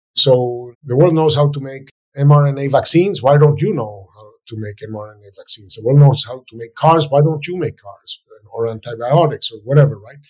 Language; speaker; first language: English; non-native, fluent; Spanish